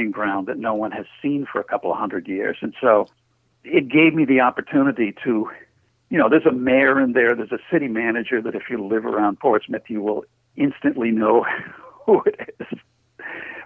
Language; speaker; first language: English; native; English